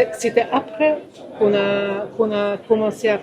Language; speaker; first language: French; non-native, fluent; Ukrainian